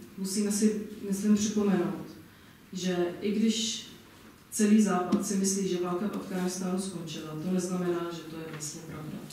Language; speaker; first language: Czech; non-native, fluent; English